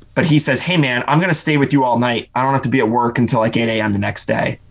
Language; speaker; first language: English; native; English